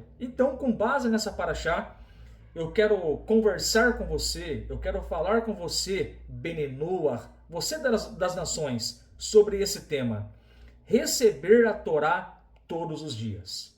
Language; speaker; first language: Portuguese; native; Portuguese